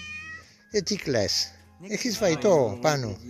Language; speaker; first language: Greek; non-native, learner; French